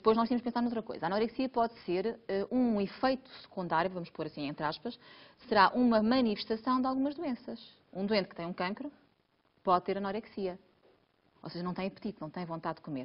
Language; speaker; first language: Portuguese; native; Portuguese